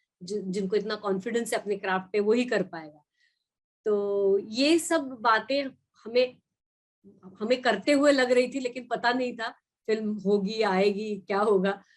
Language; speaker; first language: Hindi; non-native, local second language; Marathi